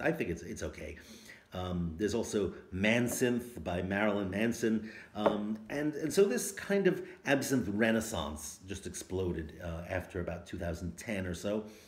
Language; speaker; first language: English; native; English